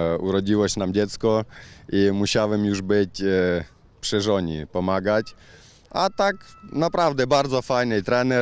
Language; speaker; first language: Polish; non-native, learner; Ukrainian